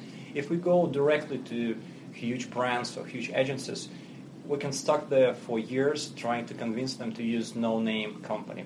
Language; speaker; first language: English; non-native, fluent; Russian